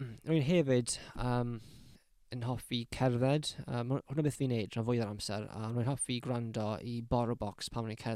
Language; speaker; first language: Welsh; non-native, local second language; English